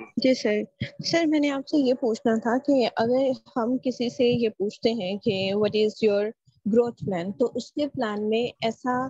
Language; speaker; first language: Urdu; native; Urdu